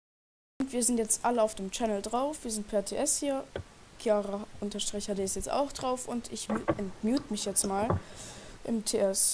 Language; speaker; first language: German; early bilingual, other home language; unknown